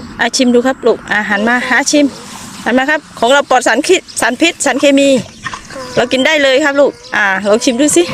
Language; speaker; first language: Thai; native; Thai